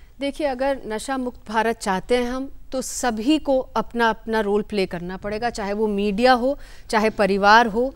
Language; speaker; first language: Hindi; native; Hindi